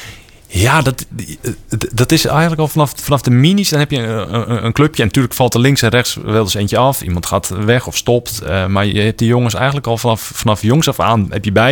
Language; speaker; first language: Dutch; native; Dutch